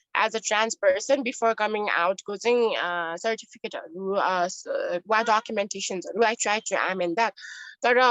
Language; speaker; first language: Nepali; non-native, local second language; Newari